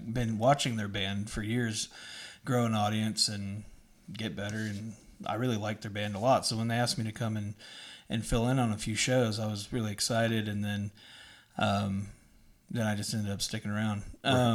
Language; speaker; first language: English; native; English